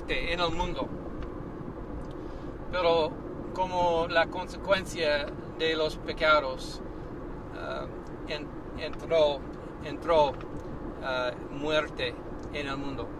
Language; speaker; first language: Spanish; non-native, learner; English